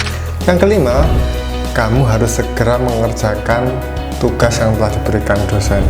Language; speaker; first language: Indonesian; native; Indonesian